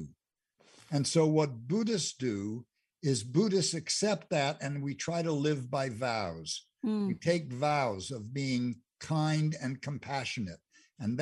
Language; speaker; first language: English; native; English